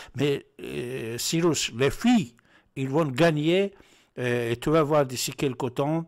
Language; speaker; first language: French; non-native, fluent; Persian